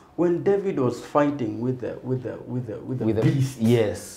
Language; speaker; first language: English; non-native, local second language; Nyanja